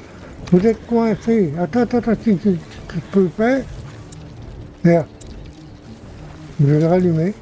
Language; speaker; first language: French; native; French